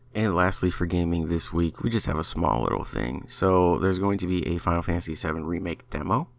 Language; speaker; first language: English; native; English